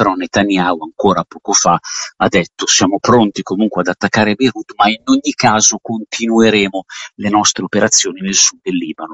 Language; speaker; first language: Italian; native; Italian